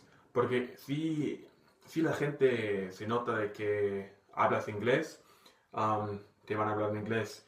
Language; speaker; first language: Spanish; non-native, fluent; English